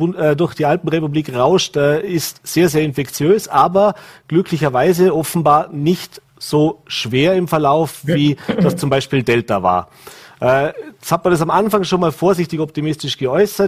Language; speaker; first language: German; native; German